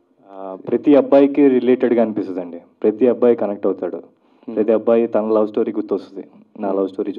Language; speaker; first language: Telugu; native; Telugu